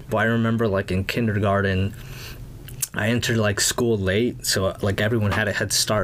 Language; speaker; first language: English; early bilingual, other home language; Spanish